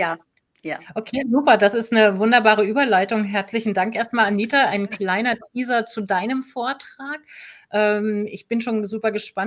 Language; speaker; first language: German; native; German